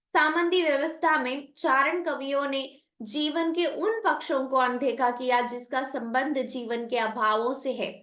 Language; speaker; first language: Hindi; non-native, local second language; Malayalam